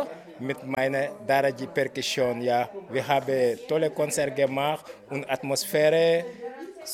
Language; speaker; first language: German; non-native, learner; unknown